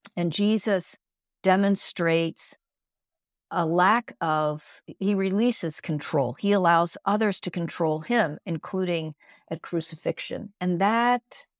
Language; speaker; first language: English; native; English